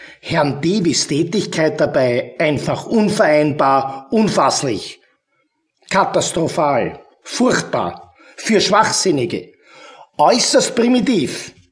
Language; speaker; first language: German; native; German